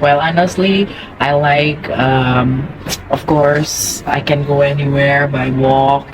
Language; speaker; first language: English; non-native, fluent; Indonesian